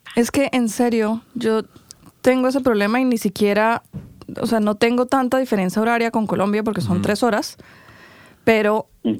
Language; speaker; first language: Spanish; native; Spanish